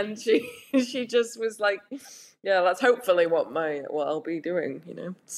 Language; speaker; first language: English; native; English